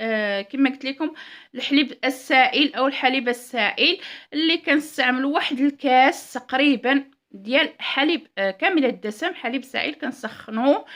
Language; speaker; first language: Arabic; native; Arabic